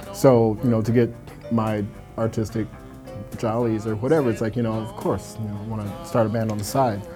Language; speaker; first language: English; native; English